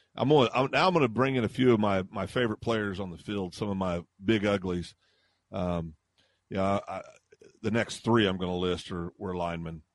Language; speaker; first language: English; native; English